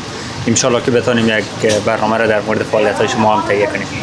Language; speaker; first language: Persian; native; Persian